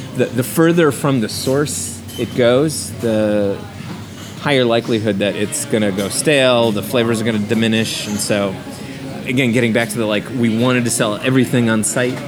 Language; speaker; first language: English; native; English